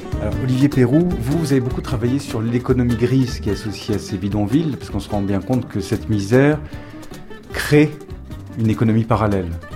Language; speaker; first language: French; native; French